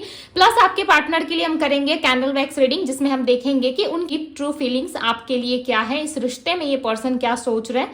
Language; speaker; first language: Hindi; native; Hindi